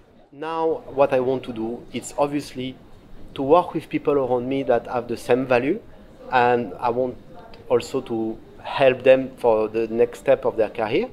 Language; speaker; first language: English; non-native, fluent; French